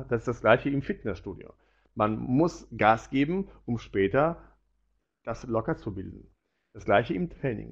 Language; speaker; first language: German; non-native, fluent; Polish